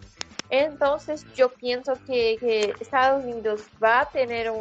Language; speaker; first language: Spanish; non-native, fluent; Portuguese